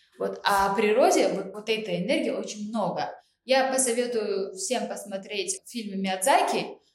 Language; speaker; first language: Russian; non-native, local second language; Uzbek